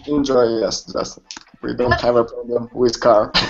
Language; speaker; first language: English; non-native, learner; Russian